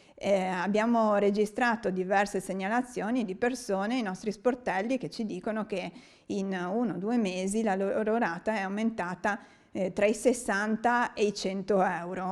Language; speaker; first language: Italian; native; Italian